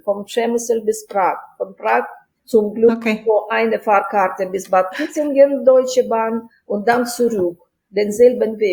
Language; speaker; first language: German; non-native, fluent; Ukrainian